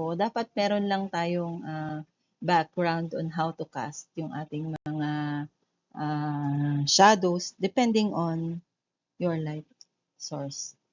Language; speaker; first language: Filipino; native; Filipino